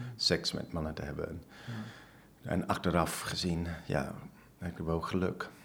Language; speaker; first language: Dutch; non-native, fluent; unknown